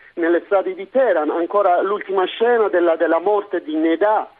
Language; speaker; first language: Italian; non-native, fluent; Persian